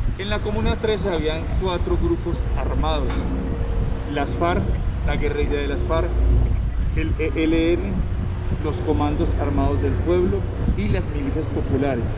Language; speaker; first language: Spanish; native; Spanish